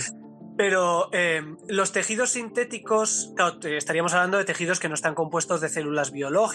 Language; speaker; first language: Spanish; native; Spanish